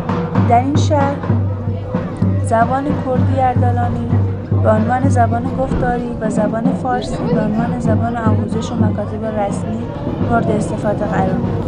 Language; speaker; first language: Persian; non-native, local second language; Kurdish